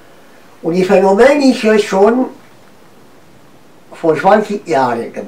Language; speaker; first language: German; non-native, learner; Romanian